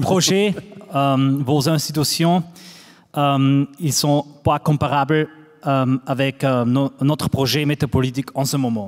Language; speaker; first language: French; non-native, fluent; German